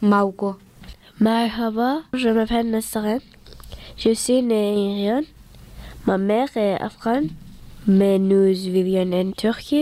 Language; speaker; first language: French; early bilingual, other home language; Turkish